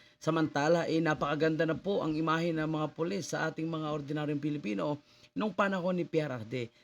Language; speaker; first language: Filipino; non-native, local second language; Cebuano